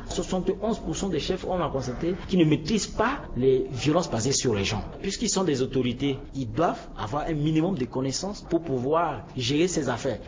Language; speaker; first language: French; non-native, local second language; Sango